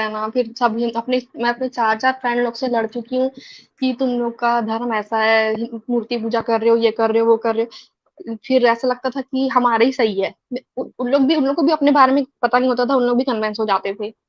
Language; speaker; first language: Hindi; native; Hindi